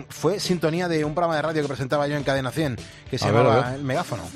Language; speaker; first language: Spanish; native; Spanish